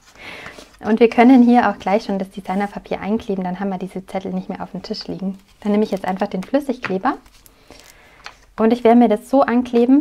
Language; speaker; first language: German; native; German